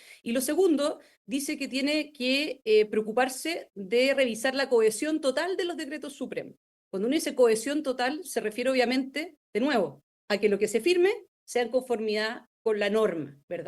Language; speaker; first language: Spanish; native; Spanish